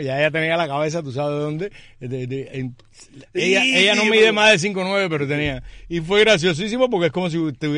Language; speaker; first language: Spanish; native; Spanish